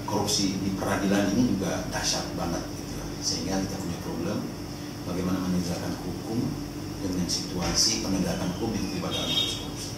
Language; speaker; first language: Indonesian; native; Indonesian